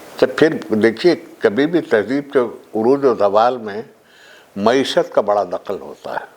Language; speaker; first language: Urdu; native; Urdu